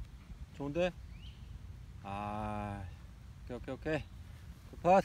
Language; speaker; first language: Korean; native; Korean